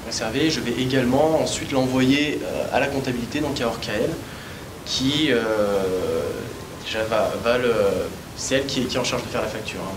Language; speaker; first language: French; native; French